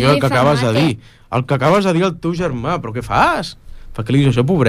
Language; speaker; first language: Catalan; native; Catalan